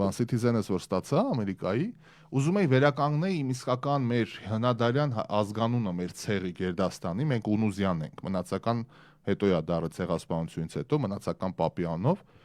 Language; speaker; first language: Armenian; early bilingual, heritage; Armenian